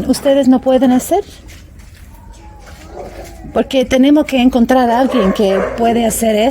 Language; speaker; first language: Spanish; non-native, learner; English